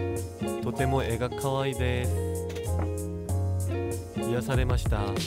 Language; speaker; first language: Japanese; non-native, fluent; Korean